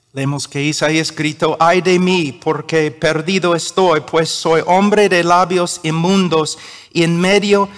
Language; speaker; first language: Spanish; non-native, fluent; English